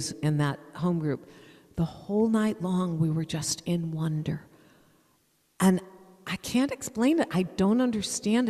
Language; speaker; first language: English; native; English